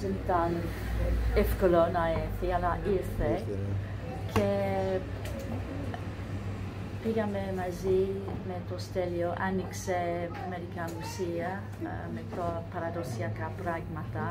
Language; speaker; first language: Greek; non-native, learner; English